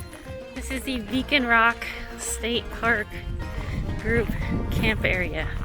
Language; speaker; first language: English; native; English